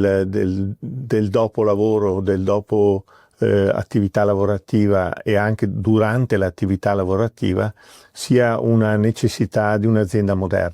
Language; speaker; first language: Italian; native; Italian